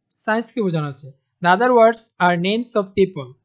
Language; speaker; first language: English; non-native, local second language; Bangla